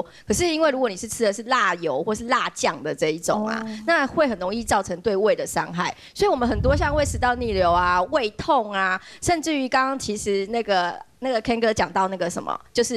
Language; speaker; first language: Chinese; native; Chinese